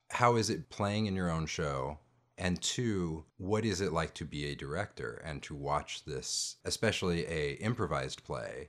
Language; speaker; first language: English; native; English